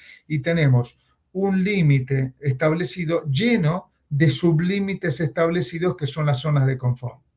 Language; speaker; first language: Spanish; native; Spanish